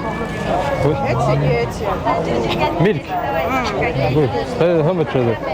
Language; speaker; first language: English; non-native, learner; French